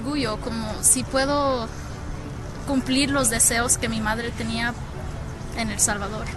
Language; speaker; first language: Spanish; early bilingual, heritage; Spanish